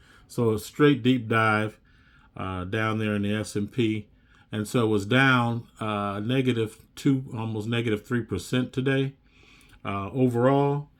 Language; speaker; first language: English; native; English